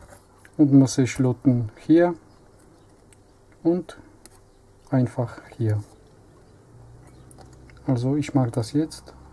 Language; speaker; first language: German; non-native, learner; Polish